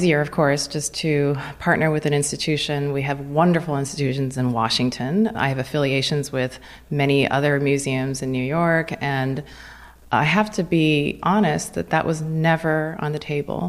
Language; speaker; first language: English; native; English